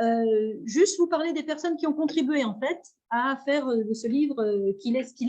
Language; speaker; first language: French; native; French